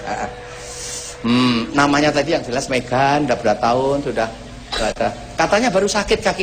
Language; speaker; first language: Indonesian; non-native, local second language; Javanese